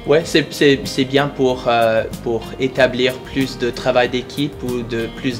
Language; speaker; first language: French; non-native, learner; English